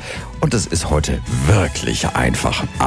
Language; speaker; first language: German; native; German